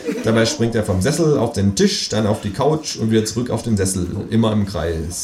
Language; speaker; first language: German; native; German